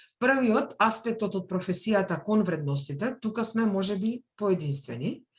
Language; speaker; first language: Macedonian; non-native, local second language; Albanian